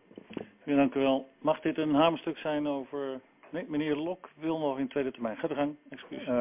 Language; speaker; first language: Dutch; native; Dutch